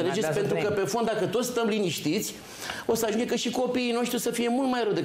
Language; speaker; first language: Romanian; native; Romanian